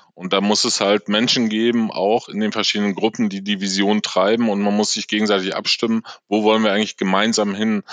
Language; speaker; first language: German; native; German